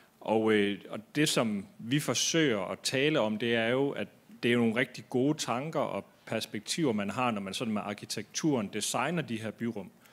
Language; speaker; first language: Danish; native; Danish